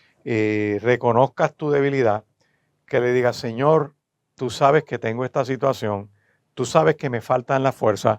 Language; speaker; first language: Spanish; native; Spanish